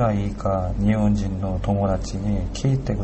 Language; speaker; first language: Japanese; non-native, learner; Korean